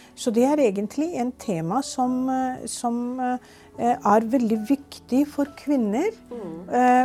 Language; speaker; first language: Norwegian; non-native, fluent; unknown